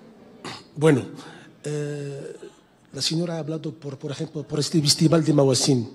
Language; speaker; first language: Spanish; non-native, fluent; Arabic